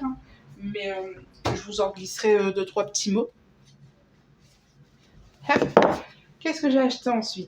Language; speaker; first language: French; native; French